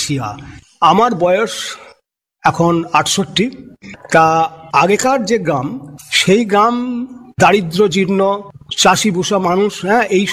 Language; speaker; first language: Bangla; native; Bangla